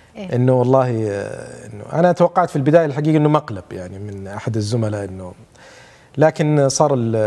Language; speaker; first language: Arabic; non-native, local second language; Urdu